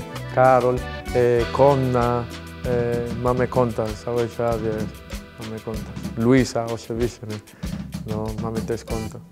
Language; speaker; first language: Polish; non-native, learner; Spanish